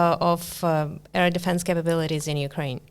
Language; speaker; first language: English; non-native, fluent; Ukrainian